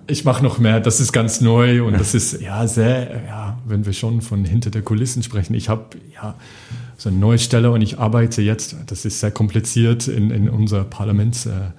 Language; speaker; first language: German; non-native, fluent; English